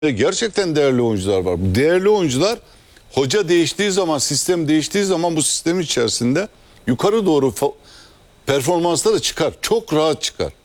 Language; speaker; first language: Turkish; native; Turkish